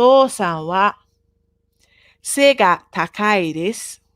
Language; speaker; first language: Japanese; non-native, fluent; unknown